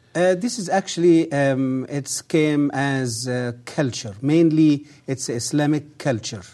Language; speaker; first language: English; early bilingual, other home language; Arabic